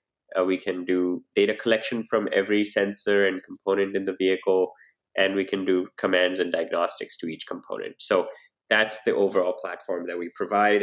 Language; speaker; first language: English; non-native, local second language; Hindi